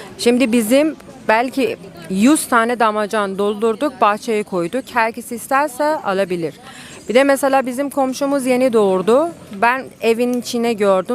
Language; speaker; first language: Turkish; non-native, learner; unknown